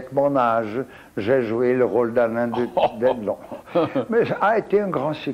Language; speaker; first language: French; non-native, fluent; Portuguese